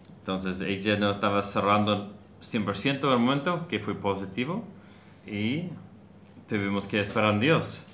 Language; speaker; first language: Spanish; non-native, learner; English